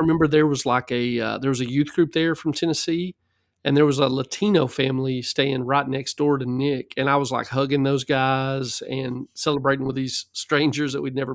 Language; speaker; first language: English; native; English